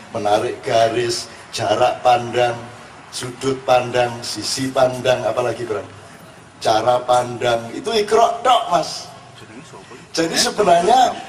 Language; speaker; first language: Indonesian; non-native, local second language; Javanese